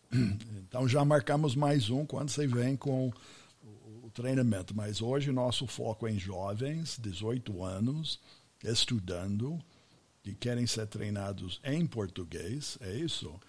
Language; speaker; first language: Portuguese; non-native, fluent; English